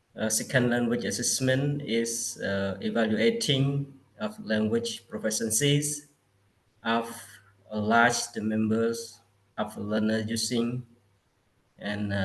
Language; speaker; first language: English; non-native, learner; Khmer